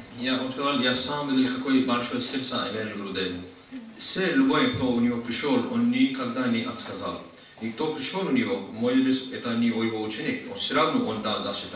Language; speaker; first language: Russian; non-native, learner; Hindi